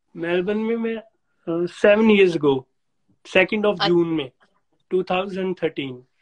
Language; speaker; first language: Hindi; non-native, local second language; Punjabi